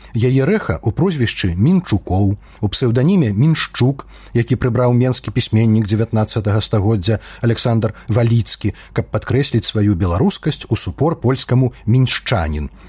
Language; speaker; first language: Belarusian; native; Belarusian